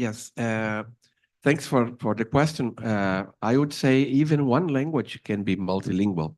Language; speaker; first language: English; non-native, fluent; Portuguese